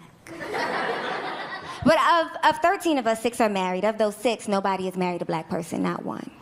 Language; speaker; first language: English; native; English